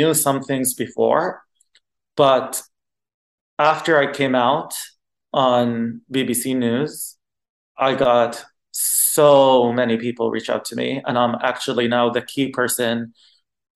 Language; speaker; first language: English; non-native, fluent; Arabic